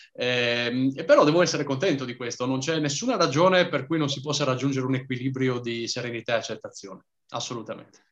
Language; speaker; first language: Italian; native; Italian